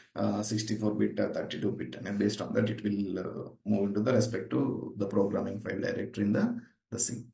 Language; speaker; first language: English; non-native, local second language; Telugu